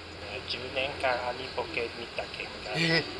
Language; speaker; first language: Japanese; non-native, learner; Chinese